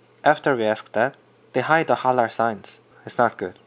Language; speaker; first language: English; non-native, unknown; Korean